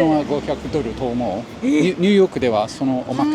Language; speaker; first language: Japanese; non-native, learner; English